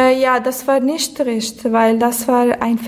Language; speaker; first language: German; non-native, learner; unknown